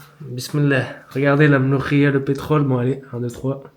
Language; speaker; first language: French; native; French